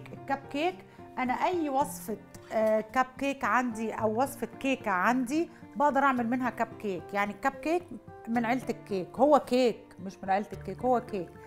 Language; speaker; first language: Arabic; native; Arabic